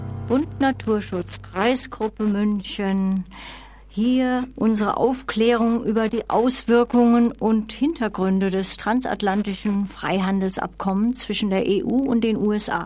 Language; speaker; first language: German; native; German